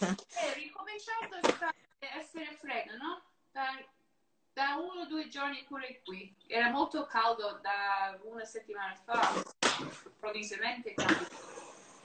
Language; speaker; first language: Italian; non-native, learner; English